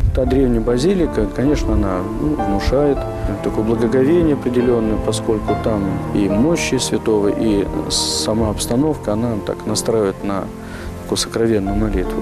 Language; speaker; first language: Russian; native; Russian